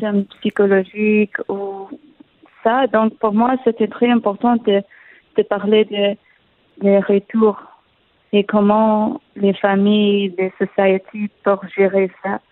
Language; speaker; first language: French; non-native, learner; Arabic